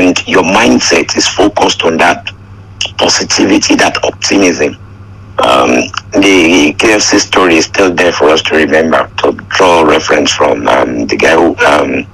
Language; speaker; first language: English; non-native, local second language; Yoruba